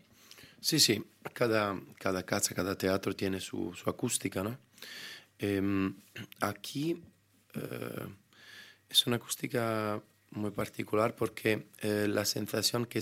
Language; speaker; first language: Spanish; non-native, fluent; Italian